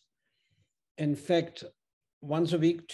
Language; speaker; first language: English; non-native, fluent; German